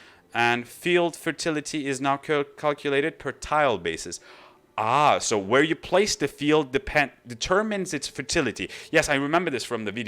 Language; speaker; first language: English; non-native, fluent; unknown